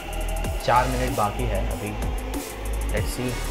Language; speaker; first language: English; non-native, local second language; Hindi